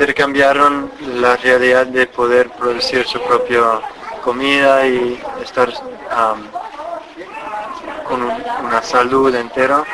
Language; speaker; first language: Spanish; non-native, fluent; English